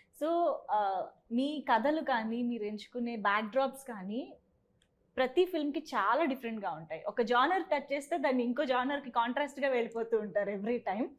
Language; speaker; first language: Telugu; native; Telugu